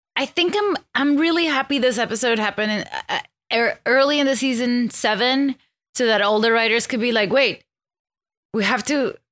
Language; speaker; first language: English; non-native, fluent; Spanish